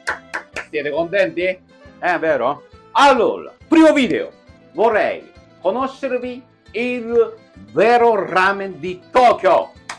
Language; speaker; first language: Italian; non-native, fluent; Japanese